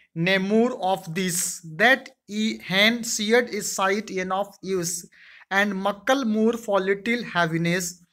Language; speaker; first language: Hindi; native; Hindi